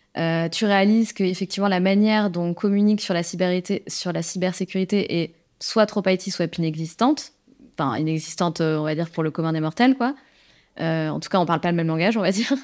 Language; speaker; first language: French; native; French